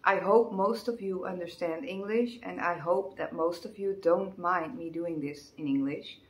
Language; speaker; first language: English; non-native, fluent; Dutch